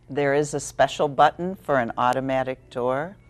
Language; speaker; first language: English; native; English